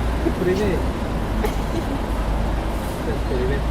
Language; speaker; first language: Russian; non-native, local second language; Tajik